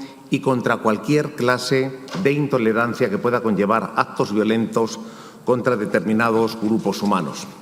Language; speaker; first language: Spanish; native; Spanish